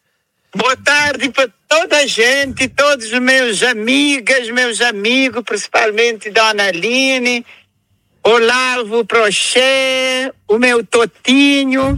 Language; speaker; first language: Portuguese; non-native, local second language; Kabuverdianu